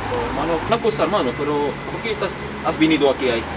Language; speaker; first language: Spanish; native; Spanish